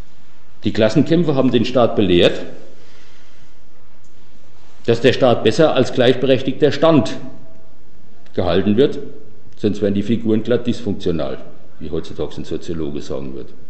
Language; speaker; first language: German; native; German